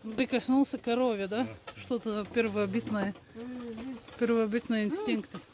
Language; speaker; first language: Russian; non-native, local second language; Latvian